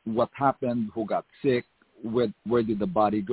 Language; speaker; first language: English; non-native, local second language; Filipino